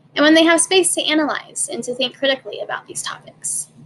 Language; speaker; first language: English; native; English